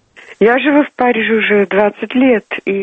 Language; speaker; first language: Russian; non-native, local second language; Turkmen